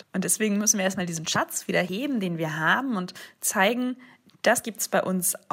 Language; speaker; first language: German; native; German